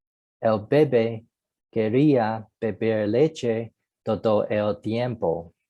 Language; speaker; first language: Spanish; non-native, learner; Chinese